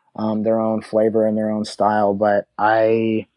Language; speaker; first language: English; native; English